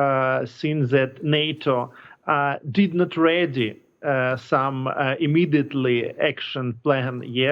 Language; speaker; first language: English; non-native, learner; Ukrainian